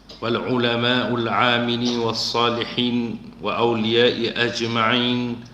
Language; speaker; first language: Arabic; non-native, fluent; Malay